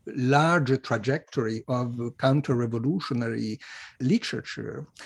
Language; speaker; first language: English; non-native, fluent; Italian